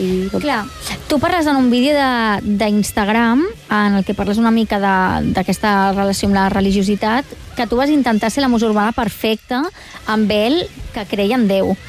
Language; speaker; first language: Catalan; native; Catalan